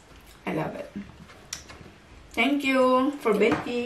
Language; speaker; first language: English; non-native, learner; Filipino